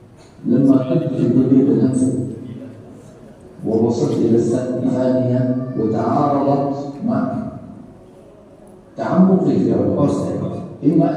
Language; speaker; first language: Arabic; native; Arabic